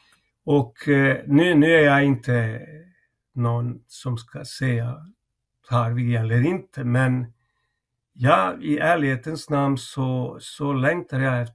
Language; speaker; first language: Swedish; non-native, fluent; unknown